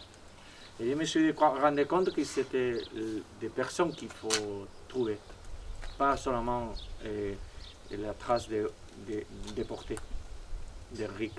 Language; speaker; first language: French; non-native, fluent; Spanish